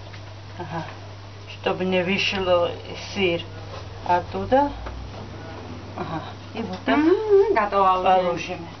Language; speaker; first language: Russian; non-native, fluent; Georgian